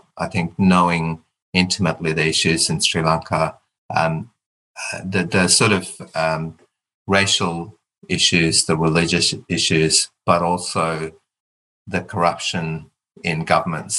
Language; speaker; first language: English; non-native, local second language; Tamil